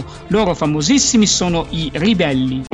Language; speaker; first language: Italian; native; Italian